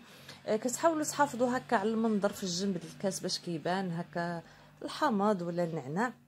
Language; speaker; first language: Arabic; native; Arabic